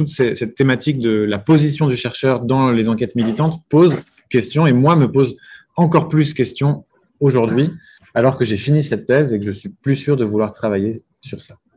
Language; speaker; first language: French; native; French